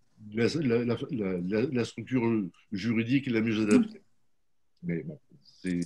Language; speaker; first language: French; native; French